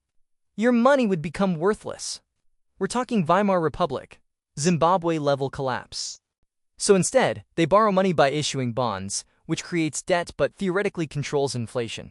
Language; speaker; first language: English; native; English